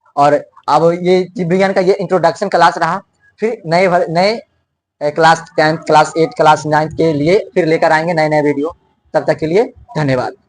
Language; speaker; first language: Hindi; native; Hindi